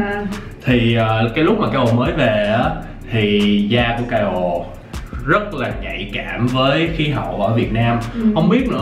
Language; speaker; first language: Vietnamese; early bilingual, heritage; Vietnamese